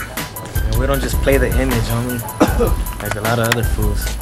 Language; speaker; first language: English; native; English